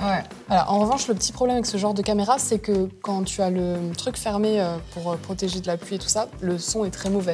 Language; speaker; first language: French; native; French